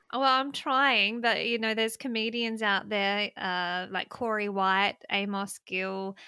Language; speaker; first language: English; native; English